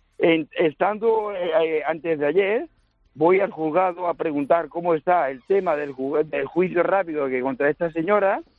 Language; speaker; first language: Spanish; native; Spanish